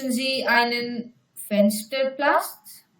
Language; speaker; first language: German; non-native, learner; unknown